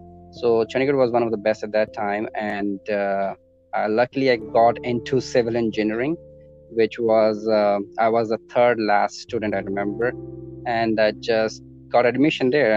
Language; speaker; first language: English; non-native, local second language; Punjabi